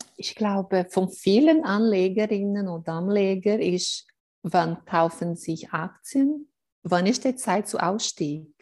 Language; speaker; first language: German; non-native, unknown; Portuguese